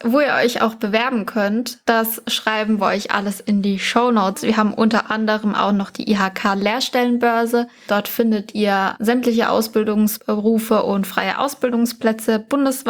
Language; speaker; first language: German; native; German